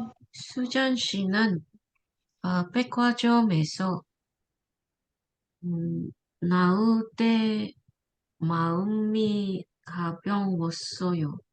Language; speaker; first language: Korean; non-native, learner; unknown